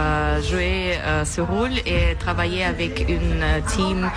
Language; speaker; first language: French; non-native, learner; Russian